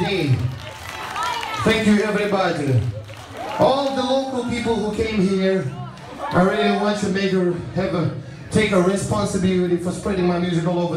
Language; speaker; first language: English; non-native, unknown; Russian